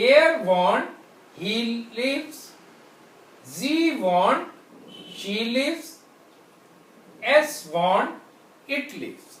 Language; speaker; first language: German; non-native, fluent; Hindi